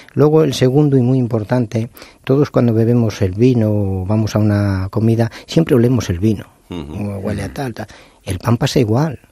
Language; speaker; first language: Spanish; native; Spanish